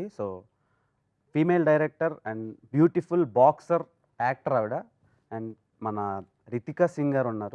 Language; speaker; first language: Telugu; native; Telugu